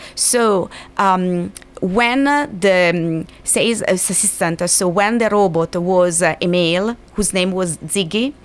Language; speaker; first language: English; non-native, fluent; Italian